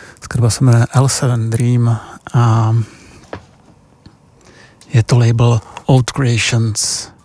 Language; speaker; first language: Czech; native; Czech